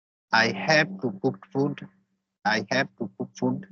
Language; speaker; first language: English; non-native, learner; Hindi